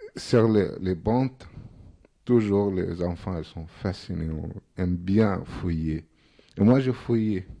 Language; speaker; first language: French; non-native, fluent; Arabic